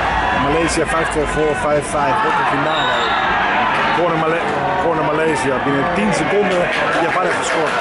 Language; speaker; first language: Dutch; non-native, fluent; Spanish